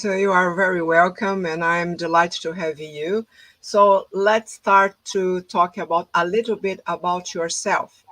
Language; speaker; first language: English; non-native, fluent; Portuguese